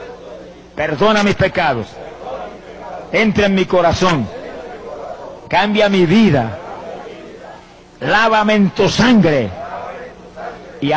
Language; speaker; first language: Spanish; native; Spanish